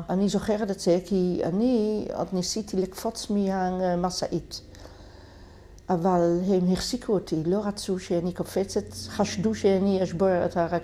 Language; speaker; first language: Hebrew; non-native, fluent; Dutch